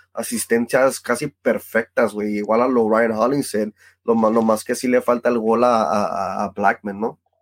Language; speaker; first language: Spanish; early bilingual, heritage; Spanish